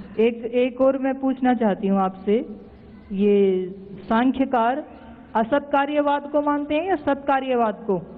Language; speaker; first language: Hindi; native; Hindi